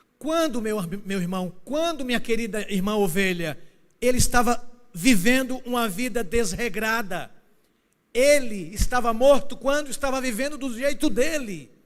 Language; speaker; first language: Portuguese; native; Portuguese